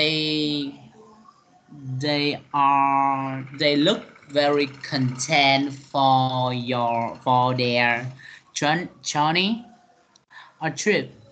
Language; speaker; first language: English; non-native, learner; Vietnamese